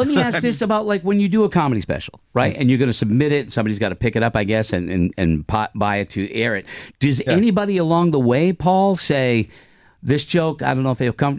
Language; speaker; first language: English; native; English